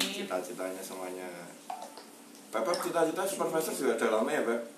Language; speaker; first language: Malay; non-native, local second language; Javanese